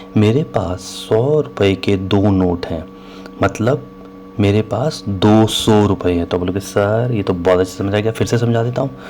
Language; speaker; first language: Hindi; native; Hindi